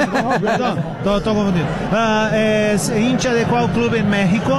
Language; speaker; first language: Spanish; non-native, learner; Portuguese